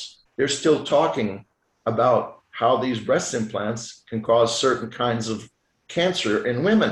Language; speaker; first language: English; non-native, fluent; French